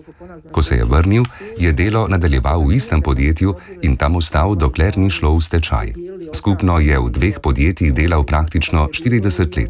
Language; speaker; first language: Slovenian; early bilingual, other home language; Bosnian